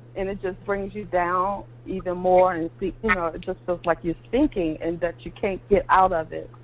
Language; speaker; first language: English; native; English